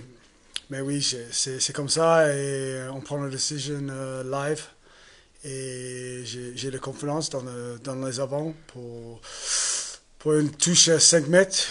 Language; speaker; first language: French; non-native, learner; English